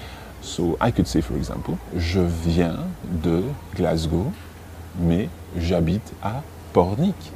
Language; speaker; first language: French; non-native, fluent; English